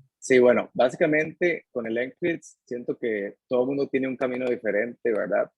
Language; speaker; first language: Spanish; native; Spanish